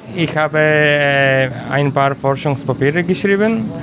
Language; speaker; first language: German; non-native, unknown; Bulgarian